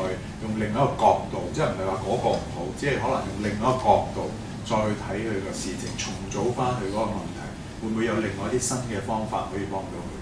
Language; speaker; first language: Cantonese; native; Cantonese